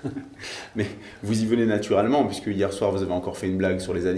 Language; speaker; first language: French; native; French